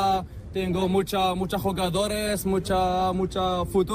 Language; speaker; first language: Spanish; non-native, learner; Arabic